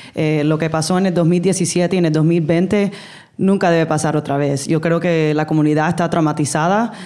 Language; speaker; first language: Spanish; early bilingual, heritage; Spanish